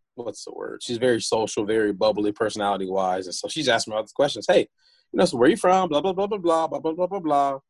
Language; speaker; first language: English; native; English